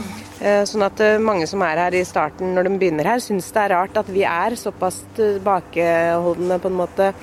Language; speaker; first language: Norwegian; native; Norwegian